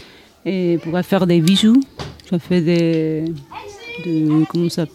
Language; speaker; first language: French; non-native, learner; Spanish